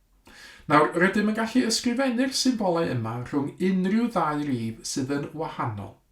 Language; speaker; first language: Welsh; native; Welsh